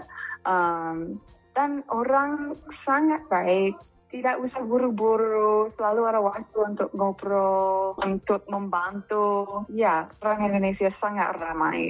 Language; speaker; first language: Indonesian; non-native, fluent; English